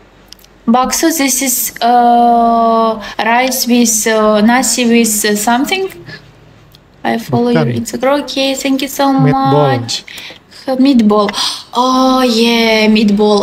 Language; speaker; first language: English; non-native, learner; Russian